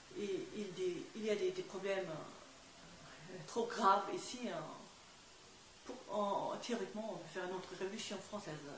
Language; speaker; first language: French; non-native, fluent; German